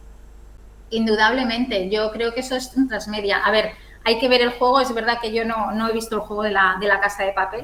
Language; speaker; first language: Spanish; native; Spanish